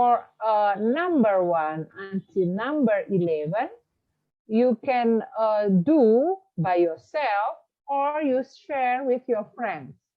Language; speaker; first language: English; non-native, fluent; Indonesian